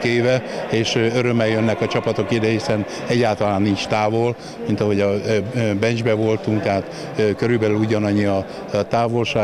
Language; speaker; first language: Hungarian; native; Hungarian